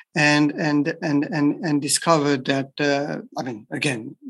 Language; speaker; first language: English; non-native, fluent; French